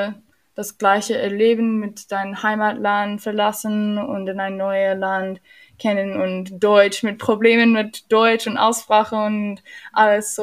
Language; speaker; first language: German; non-native, learner; English